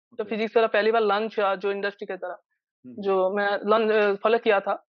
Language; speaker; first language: Hindi; non-native, local second language; Bangla